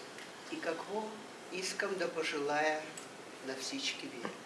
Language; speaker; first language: Bulgarian; non-native, learner; Russian